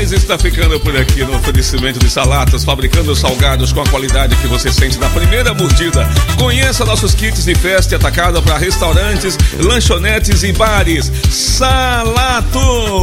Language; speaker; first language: Portuguese; native; Portuguese